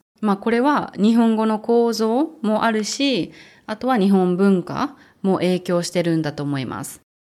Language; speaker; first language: Japanese; native; Japanese